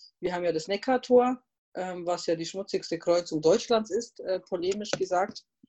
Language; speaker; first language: German; non-native, fluent; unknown